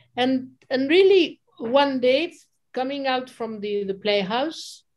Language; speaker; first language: English; non-native, fluent; French